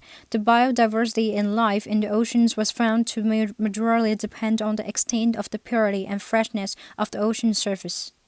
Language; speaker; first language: English; non-native, fluent; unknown